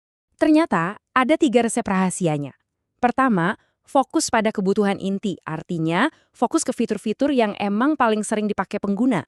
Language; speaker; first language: Indonesian; native; Indonesian